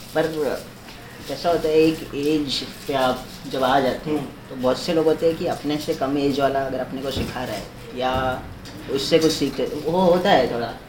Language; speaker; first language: Hindi; non-native, local second language; Marathi